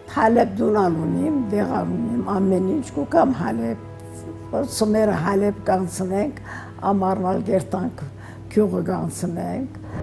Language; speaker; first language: Armenian; early bilingual, heritage; Armenian